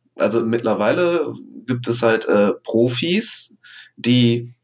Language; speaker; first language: German; native; German